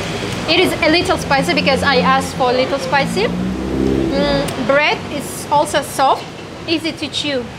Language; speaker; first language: English; non-native, fluent; Kazakh